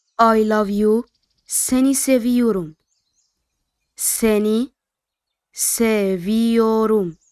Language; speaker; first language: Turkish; non-native, fluent; Arabic